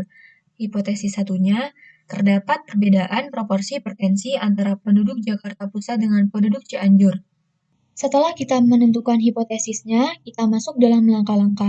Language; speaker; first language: Indonesian; native; Indonesian